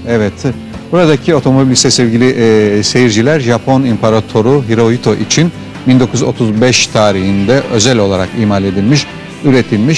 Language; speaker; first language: Turkish; native; Turkish